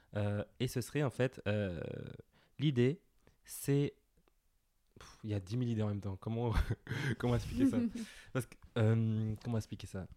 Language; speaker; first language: French; native; French